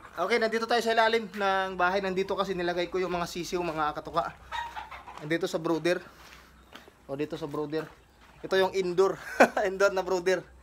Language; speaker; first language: Filipino; non-native, local second language; Cebuano